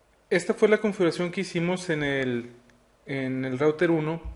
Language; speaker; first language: Spanish; native; Spanish